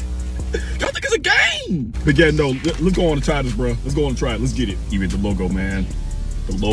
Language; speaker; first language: English; native; English